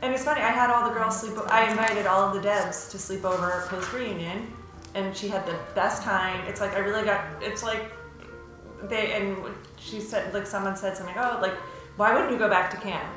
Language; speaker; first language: English; native; English